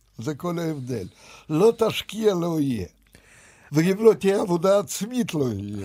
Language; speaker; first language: Hebrew; non-native, fluent; Russian